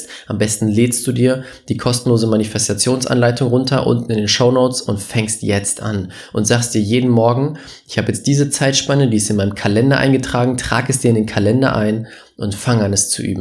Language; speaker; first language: German; native; German